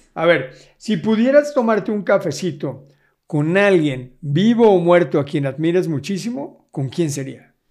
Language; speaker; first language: Spanish; native; Spanish